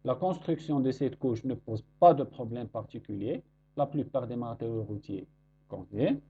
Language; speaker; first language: French; non-native, local second language; Arabic